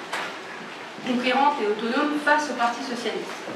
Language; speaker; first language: French; native; French